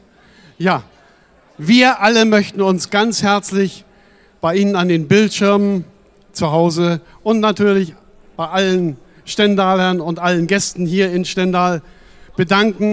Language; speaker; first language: German; native; German